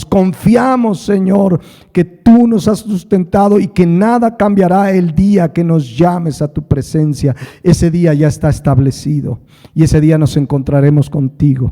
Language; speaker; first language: Spanish; native; Spanish